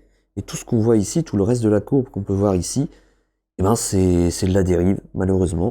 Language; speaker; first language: French; native; French